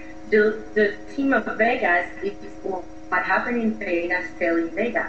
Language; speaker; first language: English; non-native, fluent; Haitian Creole